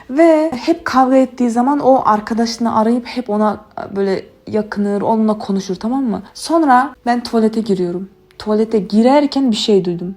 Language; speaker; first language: Turkish; native; Turkish